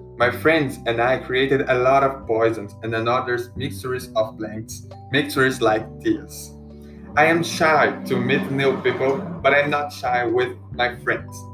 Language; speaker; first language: English; non-native, learner; Portuguese